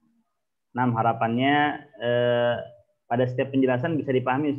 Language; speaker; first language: Indonesian; native; Indonesian